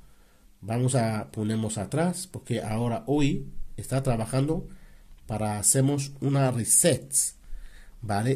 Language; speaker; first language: Spanish; non-native, learner; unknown